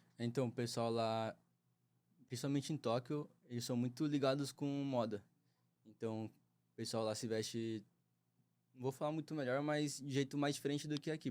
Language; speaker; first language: Portuguese; native; Portuguese